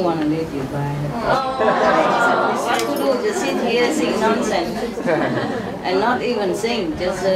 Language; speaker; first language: English; non-native, fluent; Vietnamese